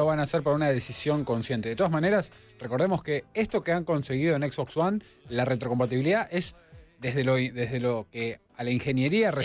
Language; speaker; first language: Spanish; native; Spanish